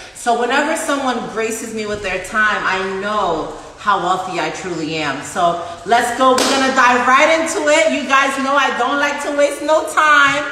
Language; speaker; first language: English; native; English